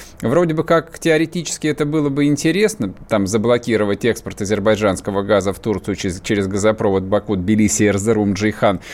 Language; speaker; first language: Russian; native; Russian